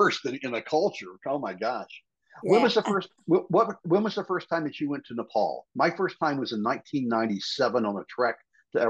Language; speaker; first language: English; native; English